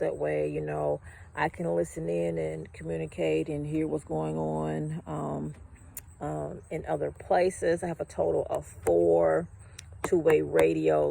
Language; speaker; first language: English; native; English